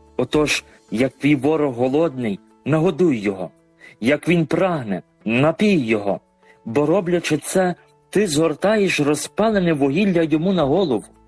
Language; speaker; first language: Ukrainian; native; Ukrainian